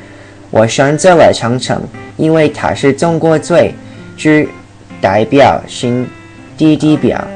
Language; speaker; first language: Chinese; non-native, learner; English